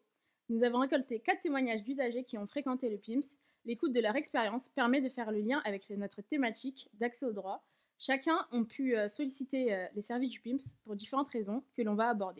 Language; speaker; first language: French; native; French